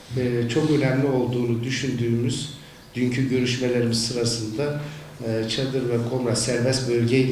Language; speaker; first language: Turkish; native; Turkish